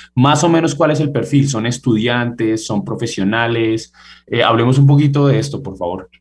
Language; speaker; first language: Spanish; native; Spanish